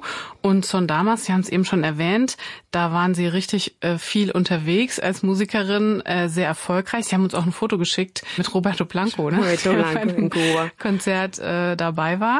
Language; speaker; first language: German; native; German